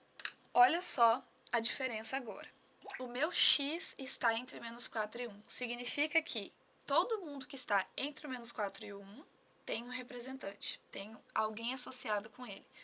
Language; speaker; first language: Portuguese; native; Portuguese